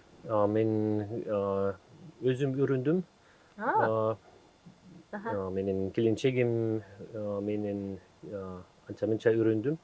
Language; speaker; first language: Kyrgyz; non-native, learner; German